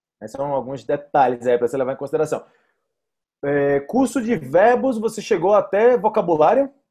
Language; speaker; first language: Portuguese; native; Portuguese